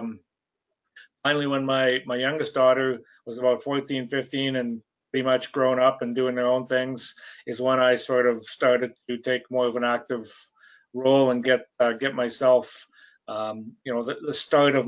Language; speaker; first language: English; native; English